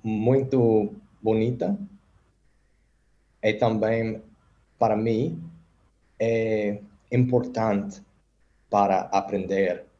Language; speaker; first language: Portuguese; non-native, learner; English